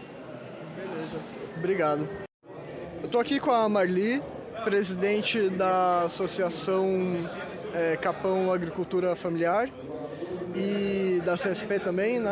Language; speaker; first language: Portuguese; native; Portuguese